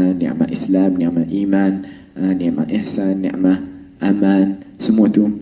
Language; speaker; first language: Malay; non-native, fluent; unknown